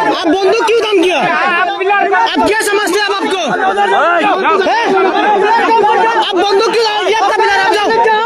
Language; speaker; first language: Hindi; non-native, learner; Bangla